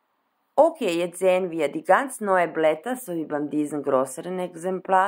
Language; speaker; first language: German; non-native, fluent; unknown